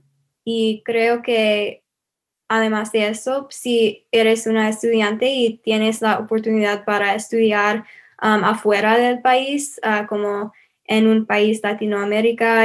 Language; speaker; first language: Spanish; non-native, learner; English